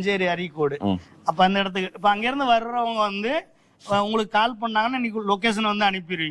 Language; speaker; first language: Tamil; native; Tamil